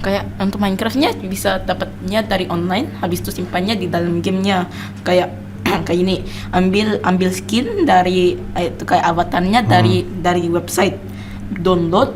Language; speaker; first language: Indonesian; non-native, local second language; English